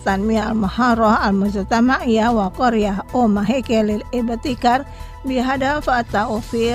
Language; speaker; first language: Arabic; non-native, fluent; Indonesian